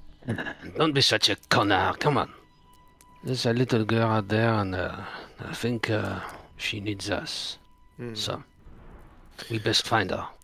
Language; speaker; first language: English; non-native, fluent; French